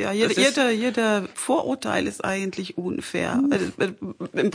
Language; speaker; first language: German; non-native, fluent; French